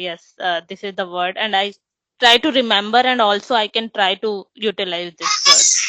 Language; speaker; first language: English; non-native, local second language; Hindi